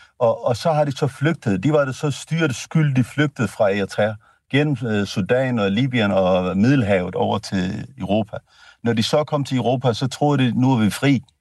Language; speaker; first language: Danish; non-native, fluent; Tigrinya